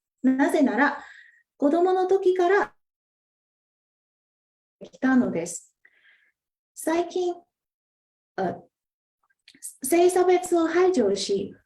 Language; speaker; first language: Japanese; non-native, fluent; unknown